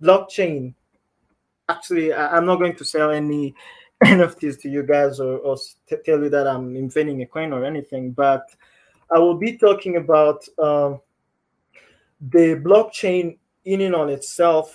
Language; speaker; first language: English; non-native, local second language; Kinyarwanda